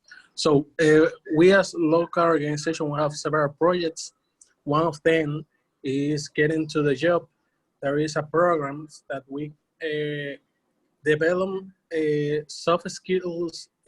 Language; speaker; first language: English; non-native, learner; Spanish